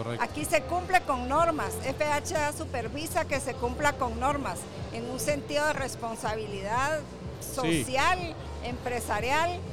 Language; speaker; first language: Spanish; native; Spanish